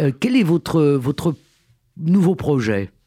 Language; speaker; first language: French; native; French